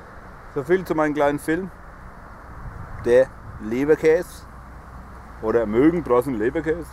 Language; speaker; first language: German; native; German